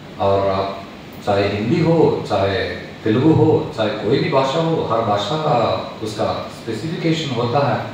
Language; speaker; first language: Hindi; non-native, local second language; Telugu